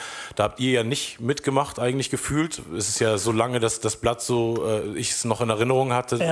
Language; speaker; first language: German; native; German